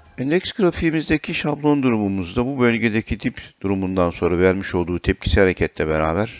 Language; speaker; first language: Turkish; native; Turkish